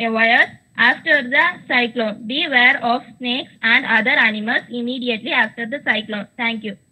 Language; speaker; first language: English; non-native, local second language; Tamil